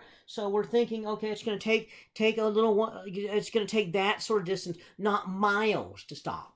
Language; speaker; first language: English; native; English